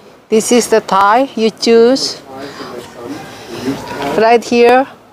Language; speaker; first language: English; non-native, learner; Indonesian